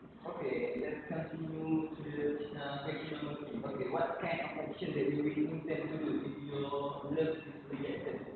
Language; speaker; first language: English; non-native, local second language; Malay